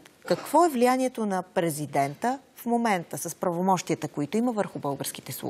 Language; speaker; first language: Bulgarian; native; Bulgarian